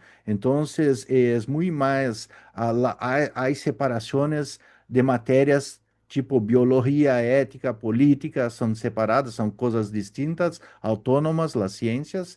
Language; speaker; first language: Spanish; non-native, learner; Portuguese